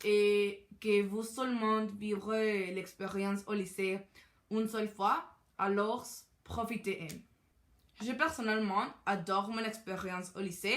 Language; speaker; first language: French; non-native, learner; Spanish